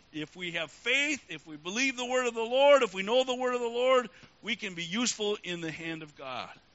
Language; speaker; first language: English; native; English